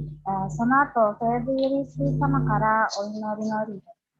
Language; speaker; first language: Japanese; non-native, fluent; Indonesian